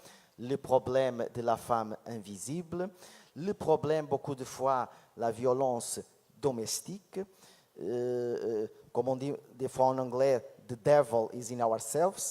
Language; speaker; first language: French; non-native, fluent; Portuguese